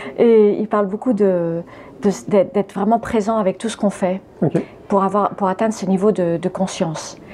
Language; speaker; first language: French; early bilingual, other home language; English